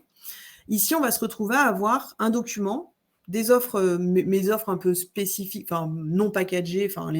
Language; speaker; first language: French; native; French